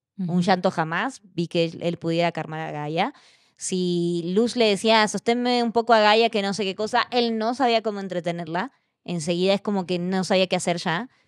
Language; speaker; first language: Spanish; native; Spanish